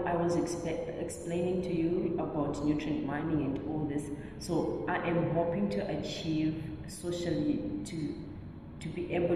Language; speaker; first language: English; non-native, local second language; Shona